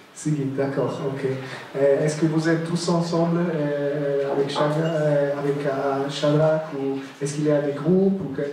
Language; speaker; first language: French; non-native, local second language; German